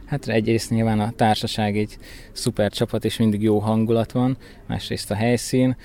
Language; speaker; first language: Hungarian; native; Hungarian